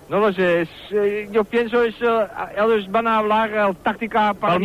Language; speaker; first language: Spanish; non-native, learner; Dutch